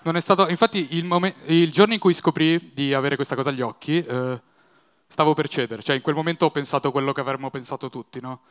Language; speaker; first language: Italian; native; Italian